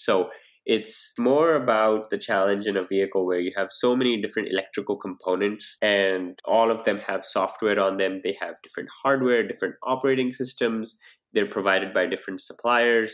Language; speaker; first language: English; non-native, local second language; Hindi